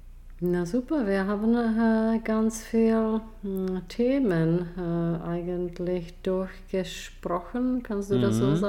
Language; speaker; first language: German; non-native, fluent; Czech